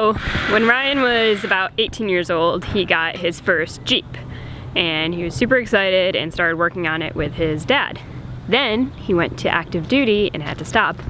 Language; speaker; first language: English; native; English